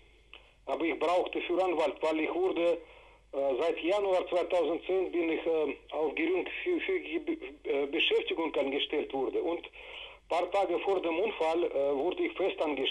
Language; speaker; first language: German; non-native, fluent; Russian